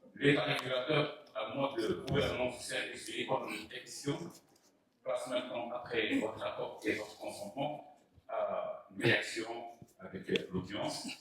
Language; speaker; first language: French; non-native, local second language; Arabic